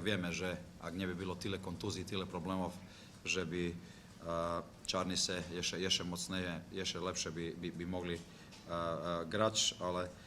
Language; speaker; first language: Polish; non-native, learner; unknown